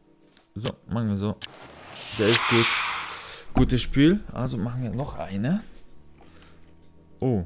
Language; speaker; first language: German; non-native, learner; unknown